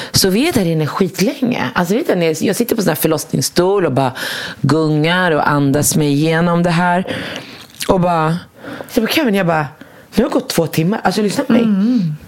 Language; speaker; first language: Swedish; early bilingual, other home language; Arabic